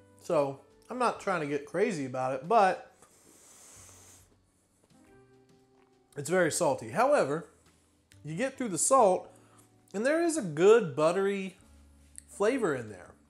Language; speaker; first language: English; native; English